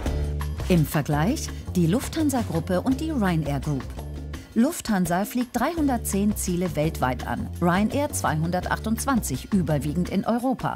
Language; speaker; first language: German; native; German